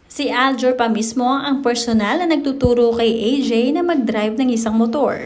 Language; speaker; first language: Filipino; native; Filipino